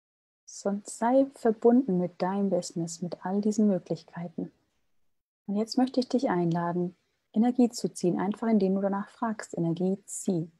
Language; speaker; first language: German; native; German